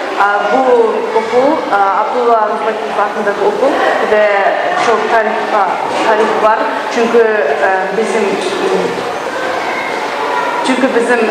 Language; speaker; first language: Turkish; non-native, learner; Uyghur